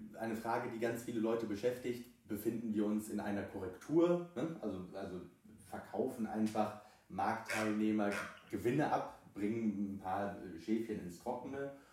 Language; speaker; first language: German; native; German